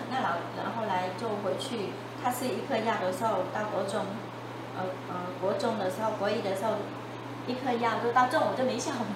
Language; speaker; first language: Chinese; non-native, fluent; Vietnamese